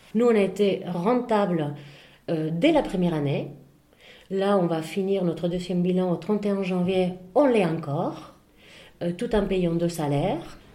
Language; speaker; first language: French; non-native, fluent; Spanish